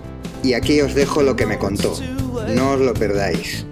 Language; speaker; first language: Spanish; native; Spanish